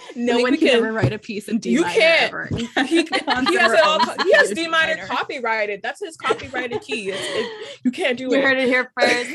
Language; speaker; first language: English; native; English